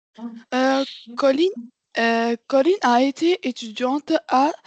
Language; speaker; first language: French; non-native, learner; Arabic